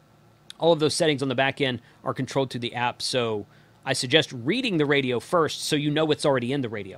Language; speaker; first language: English; native; English